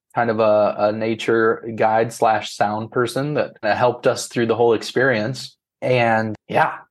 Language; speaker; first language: English; native; English